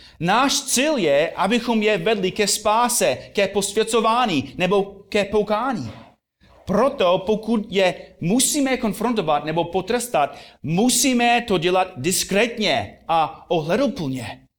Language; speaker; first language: Czech; non-native, fluent; English